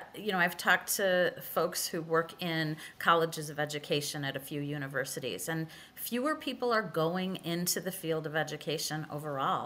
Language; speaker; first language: English; native; English